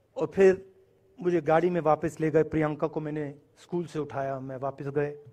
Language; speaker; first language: Hindi; native; Hindi